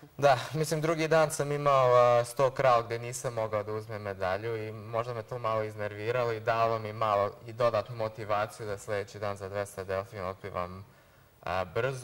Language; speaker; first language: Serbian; early bilingual, heritage; Serbian